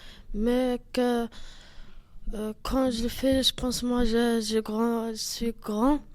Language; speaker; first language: French; non-native, learner; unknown